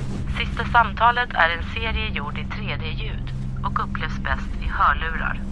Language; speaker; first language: Swedish; native; Swedish